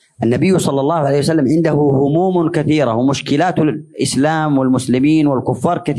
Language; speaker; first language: Arabic; native; Arabic